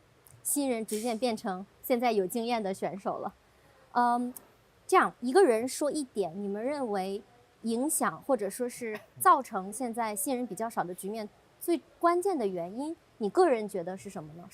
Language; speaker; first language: Chinese; native; Chinese